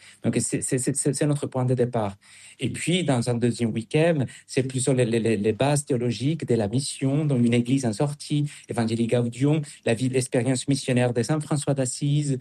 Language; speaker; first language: French; non-native, fluent; Spanish